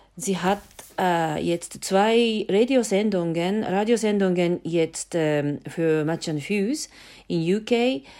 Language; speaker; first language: German; non-native, fluent; Japanese